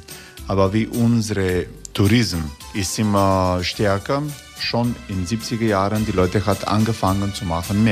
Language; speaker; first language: German; non-native, learner; Croatian